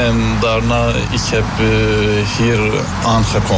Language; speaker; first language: Dutch; non-native, learner; Turkish